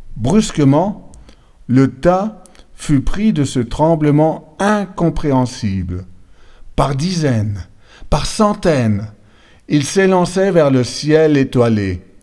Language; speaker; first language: French; native; French